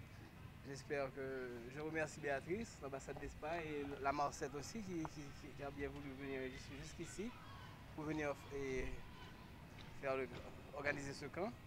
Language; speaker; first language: French; non-native, local second language; Haitian Creole